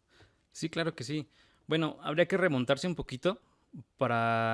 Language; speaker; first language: Spanish; native; Spanish